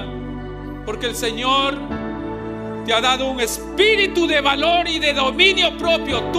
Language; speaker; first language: Spanish; native; Spanish